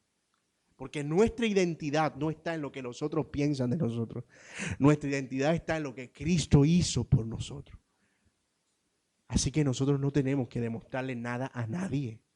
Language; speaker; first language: Spanish; native; Spanish